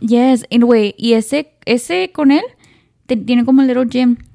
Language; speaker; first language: Spanish; early bilingual, heritage; Spanish